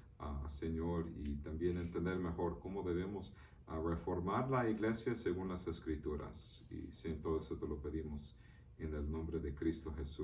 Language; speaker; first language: Spanish; early bilingual, heritage; Spanish